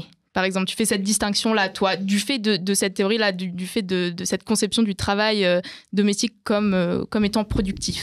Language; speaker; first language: French; native; French